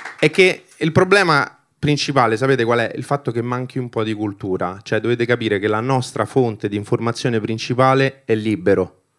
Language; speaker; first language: Italian; early bilingual, other home language; Albanian